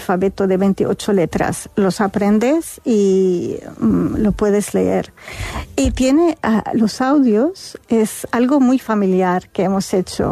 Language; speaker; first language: Spanish; non-native, fluent; Arabic